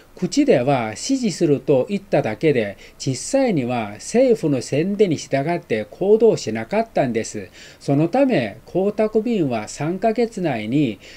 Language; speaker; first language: Japanese; non-native, fluent; Chinese